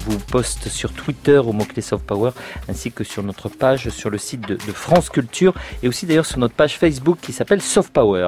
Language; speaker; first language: French; native; French